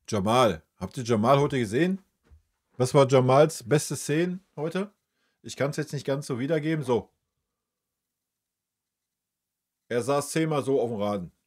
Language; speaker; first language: German; native; German